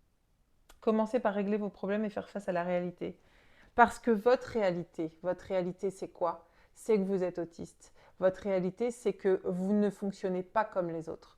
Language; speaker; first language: French; native; French